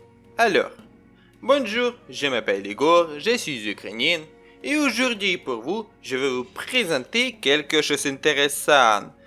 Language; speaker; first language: French; non-native, learner; Ukrainian